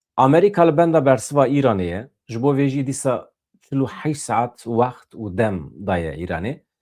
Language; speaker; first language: Kurdish; native; Kurdish